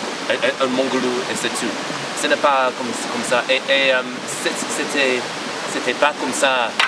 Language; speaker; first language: French; non-native, learner; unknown